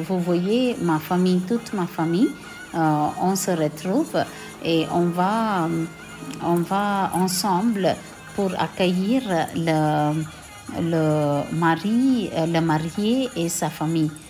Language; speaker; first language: French; non-native, local second language; Tamil